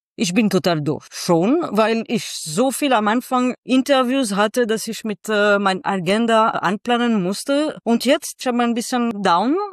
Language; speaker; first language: German; non-native, local second language; French